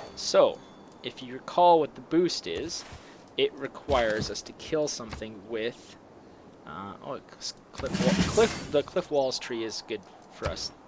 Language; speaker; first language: English; native; English